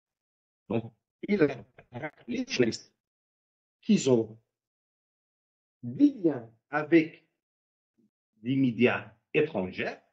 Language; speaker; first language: French; non-native, fluent; Arabic